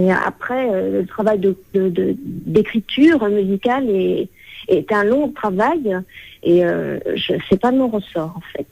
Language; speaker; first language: French; native; French